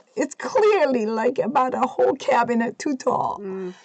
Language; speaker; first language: English; non-native, fluent; Persian